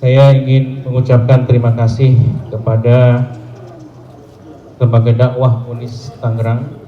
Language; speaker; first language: Indonesian; native; Indonesian